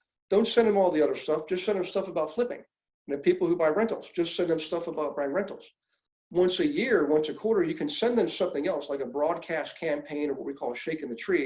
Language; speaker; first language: English; native; English